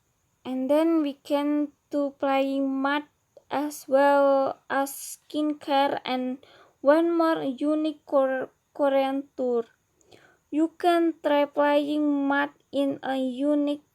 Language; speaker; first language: English; non-native, learner; Indonesian